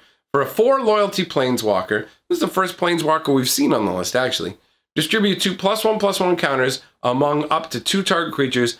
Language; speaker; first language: English; native; English